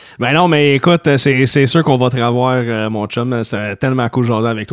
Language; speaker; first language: French; native; French